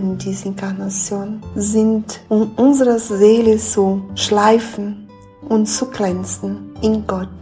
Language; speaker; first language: German; non-native, fluent; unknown